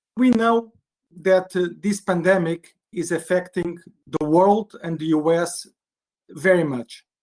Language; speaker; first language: English; non-native, fluent; Portuguese